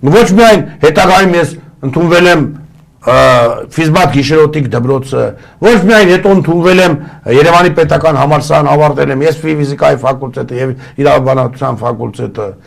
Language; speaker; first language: Armenian; early bilingual, other home language; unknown